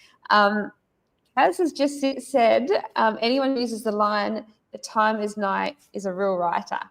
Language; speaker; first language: English; native; English